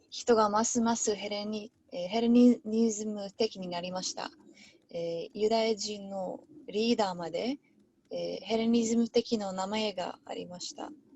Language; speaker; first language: Japanese; non-native, learner; English